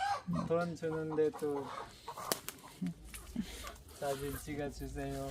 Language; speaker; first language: Korean; non-native, learner; Nepali